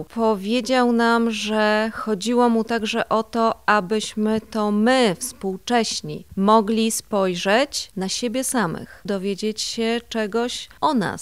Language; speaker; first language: Polish; native; Polish